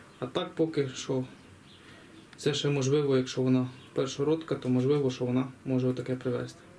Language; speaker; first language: Ukrainian; native; Ukrainian